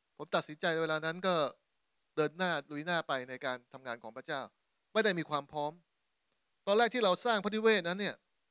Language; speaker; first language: Thai; native; Thai